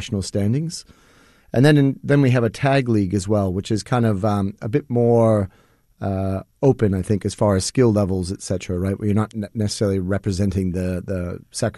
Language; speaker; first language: English; native; English